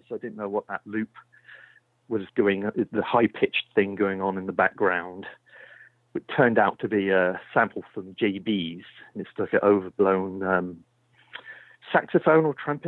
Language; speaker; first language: English; native; English